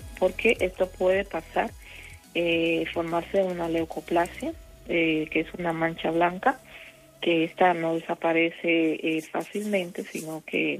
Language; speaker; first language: Spanish; native; Spanish